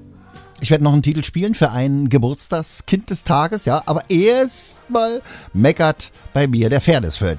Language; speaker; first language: German; native; German